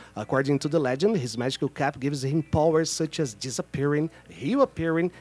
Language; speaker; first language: English; non-native, fluent; Portuguese